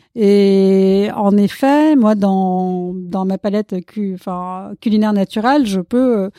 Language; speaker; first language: French; non-native, fluent; Malayalam